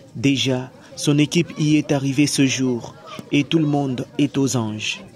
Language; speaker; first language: French; non-native, local second language; Luba-Lulua